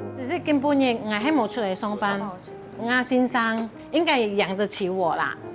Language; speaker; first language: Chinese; early bilingual, heritage; Hakka Chinese